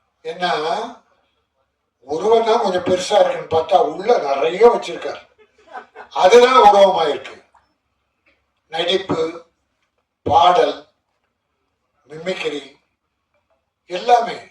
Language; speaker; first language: Tamil; native; Tamil